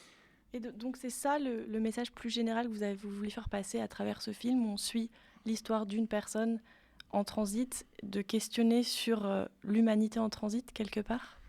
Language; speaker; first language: French; native; French